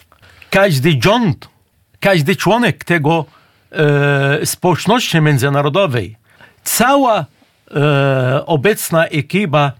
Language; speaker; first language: Polish; non-native, fluent; Arabic